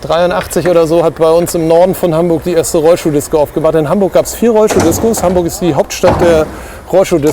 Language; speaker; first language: German; native; German